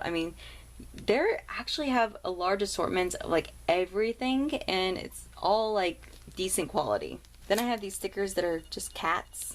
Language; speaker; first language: English; native; English